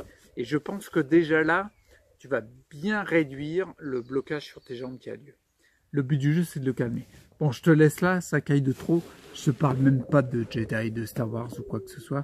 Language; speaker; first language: French; native; French